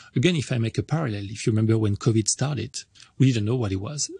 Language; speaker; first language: English; non-native, fluent; French